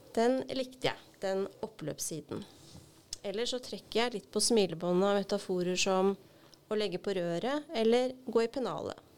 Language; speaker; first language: Norwegian; native; Norwegian